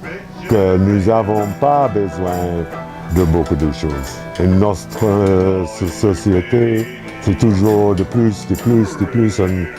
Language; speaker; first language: French; non-native, fluent; English